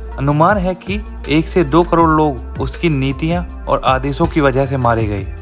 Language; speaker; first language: Hindi; native; Hindi